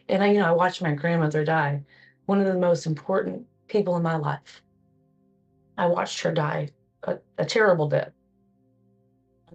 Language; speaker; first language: English; native; English